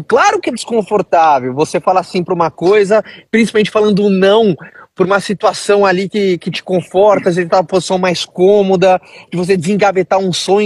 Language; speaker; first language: Portuguese; native; Portuguese